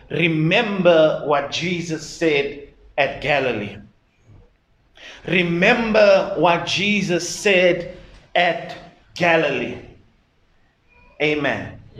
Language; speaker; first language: English; non-native, local second language; Afrikaans